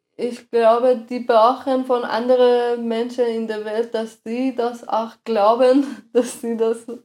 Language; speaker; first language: German; non-native, fluent; Persian